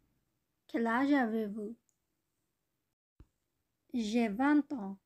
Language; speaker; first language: French; non-native, learner; Bangla